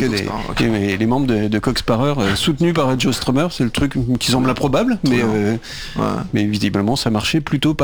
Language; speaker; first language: French; native; French